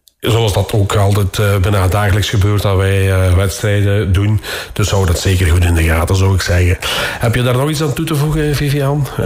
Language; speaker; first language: Dutch; native; Dutch